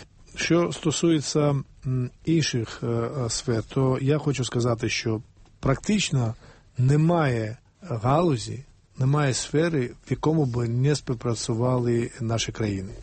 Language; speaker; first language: Ukrainian; non-native, fluent; Georgian